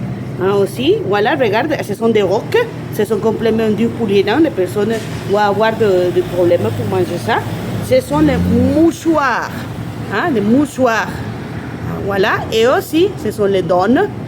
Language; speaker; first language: French; non-native, fluent; Spanish